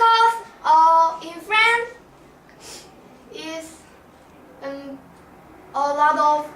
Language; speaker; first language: English; non-native, learner; Korean